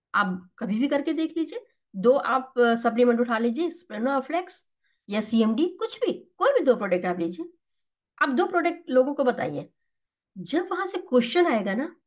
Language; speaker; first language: Hindi; native; Hindi